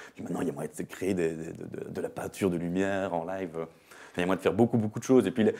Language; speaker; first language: French; native; French